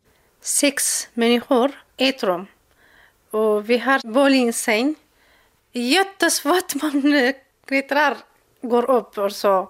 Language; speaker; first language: Swedish; non-native, learner; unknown